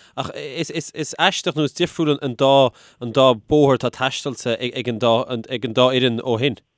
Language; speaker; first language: Irish; native; Irish